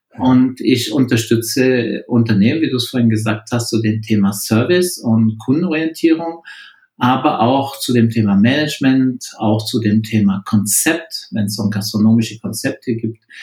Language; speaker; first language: German; non-native, local second language; French